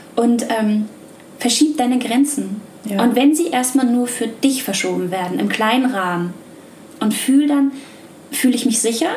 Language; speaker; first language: German; native; German